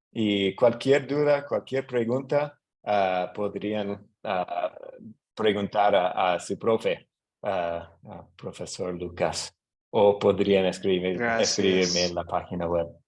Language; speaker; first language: Spanish; non-native, fluent; English